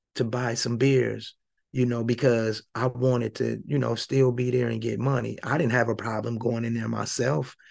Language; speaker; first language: English; native; English